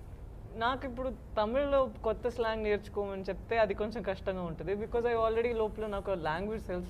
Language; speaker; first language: Telugu; non-native, local second language; Badaga